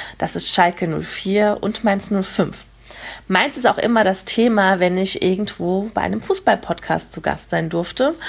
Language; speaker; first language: German; native; German